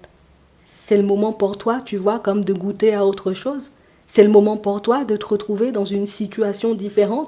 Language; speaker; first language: French; native; French